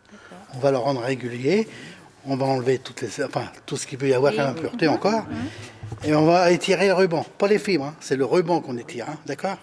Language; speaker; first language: French; native; French